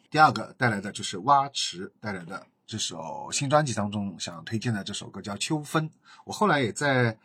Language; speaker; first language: Chinese; native; Chinese